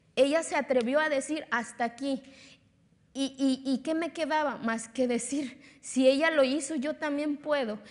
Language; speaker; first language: Spanish; non-native, local second language; Zapotec